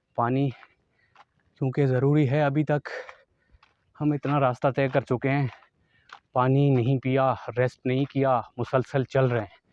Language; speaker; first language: Urdu; non-native, local second language; Northern Hindko